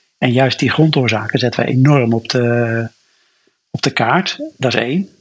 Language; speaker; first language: Dutch; native; Dutch